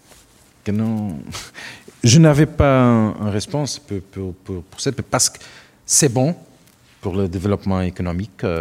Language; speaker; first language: French; non-native, learner; Portuguese